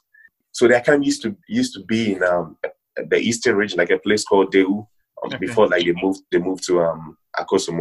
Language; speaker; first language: English; non-native, local second language; Ewe